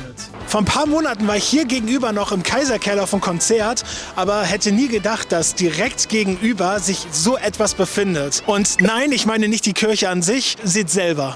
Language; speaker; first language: German; native; German